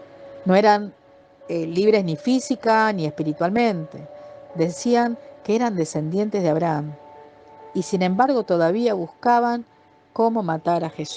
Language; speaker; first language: Spanish; native; Spanish